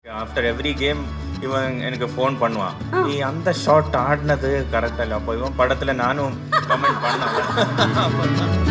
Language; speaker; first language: Tamil; non-native, local second language; Malayalam